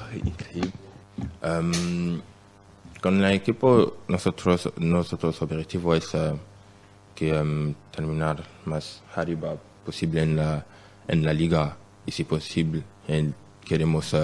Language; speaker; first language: Spanish; non-native, learner; French